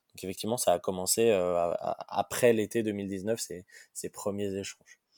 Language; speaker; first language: French; native; French